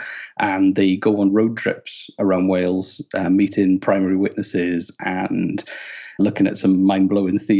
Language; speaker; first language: English; native; English